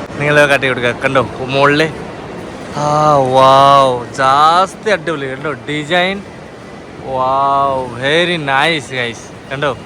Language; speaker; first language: Malayalam; non-native, learner; Bangla